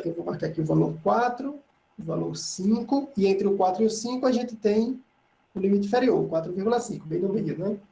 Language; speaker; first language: Portuguese; native; Portuguese